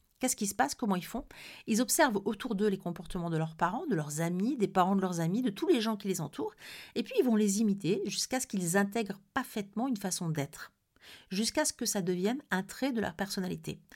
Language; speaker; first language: French; native; French